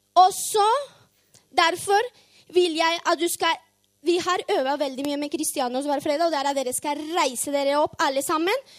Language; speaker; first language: Norwegian; non-native, fluent; Spanish